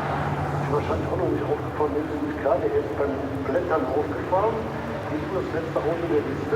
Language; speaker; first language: German; native; German